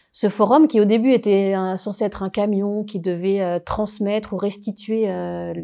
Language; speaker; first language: French; native; French